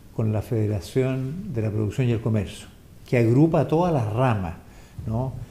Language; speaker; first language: Spanish; native; Spanish